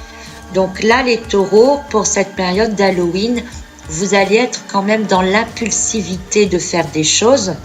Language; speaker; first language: French; native; French